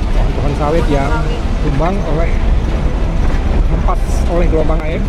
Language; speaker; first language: Indonesian; non-native, local second language; Achinese